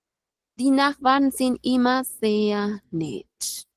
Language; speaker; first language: German; non-native, fluent; Spanish